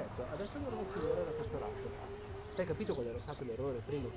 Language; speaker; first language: Italian; native; Italian